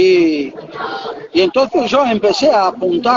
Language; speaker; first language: Spanish; non-native, fluent; Portuguese